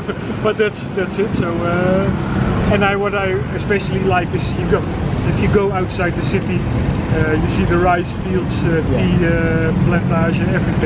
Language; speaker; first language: English; non-native, fluent; Dutch